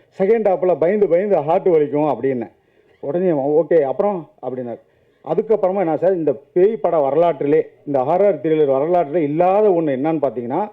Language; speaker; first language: Tamil; native; Tamil